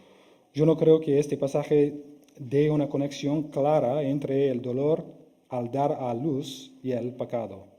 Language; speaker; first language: Spanish; non-native, fluent; English